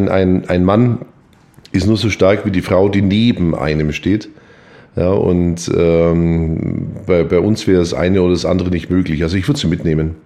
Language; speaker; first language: German; native; German